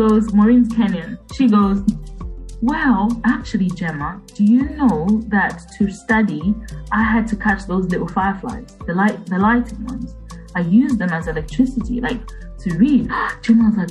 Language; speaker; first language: English; non-native, local second language; Bemba